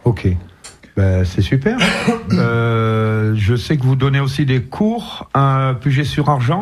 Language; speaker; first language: French; native; French